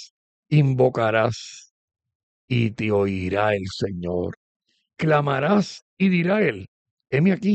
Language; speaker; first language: Spanish; native; Spanish